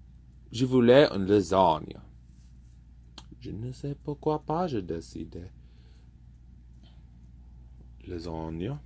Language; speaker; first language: French; non-native, learner; English